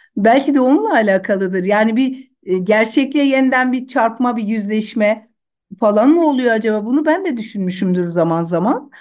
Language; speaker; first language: Turkish; non-native, local second language; Zaza